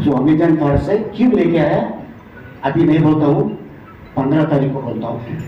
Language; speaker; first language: Hindi; non-native, local second language; Telugu